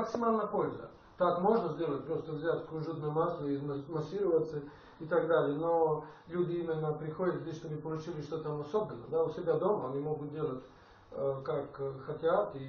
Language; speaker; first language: Russian; non-native, fluent; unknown